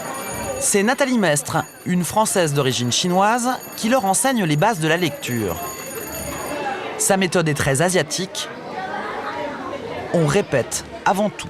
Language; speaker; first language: French; native; French